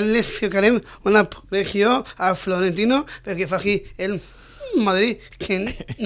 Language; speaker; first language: Catalan; non-native, local second language; Spanish